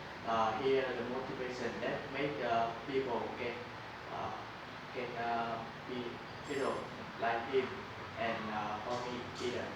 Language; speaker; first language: English; non-native, learner; Vietnamese